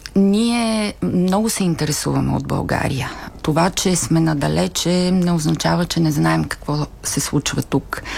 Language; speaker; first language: Bulgarian; native; Bulgarian